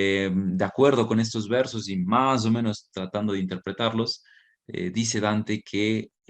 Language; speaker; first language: Spanish; native; Spanish